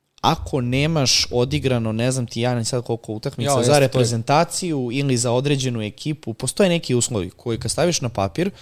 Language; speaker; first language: Serbian; native; Serbian